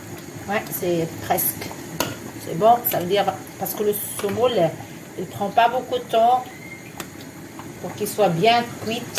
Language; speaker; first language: French; non-native, fluent; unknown